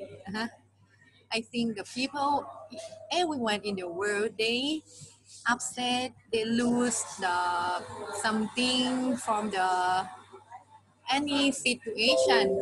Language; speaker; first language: English; non-native, learner; Thai